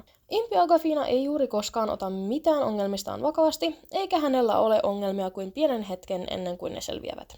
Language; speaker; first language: Finnish; native; Finnish